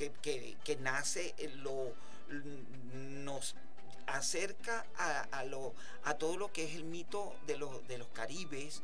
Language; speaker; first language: Spanish; native; Spanish